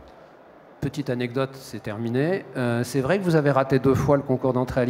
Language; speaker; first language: French; native; French